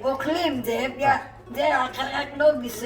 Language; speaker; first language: Hebrew; non-native, learner; Marathi